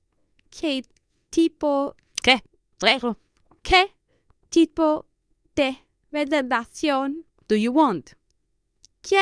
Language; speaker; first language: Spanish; non-native, fluent; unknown